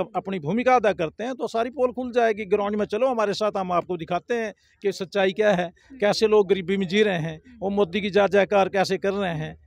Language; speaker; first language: Hindi; native; Hindi